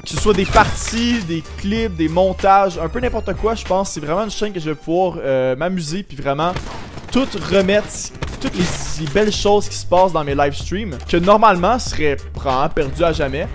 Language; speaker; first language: French; native; French